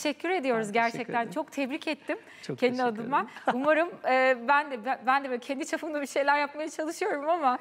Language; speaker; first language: Turkish; native; Turkish